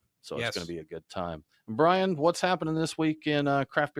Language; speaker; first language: English; native; English